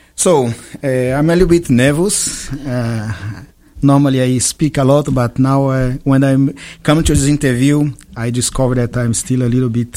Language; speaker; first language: English; non-native, fluent; Portuguese